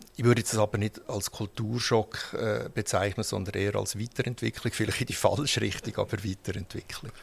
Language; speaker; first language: German; early bilingual, heritage; German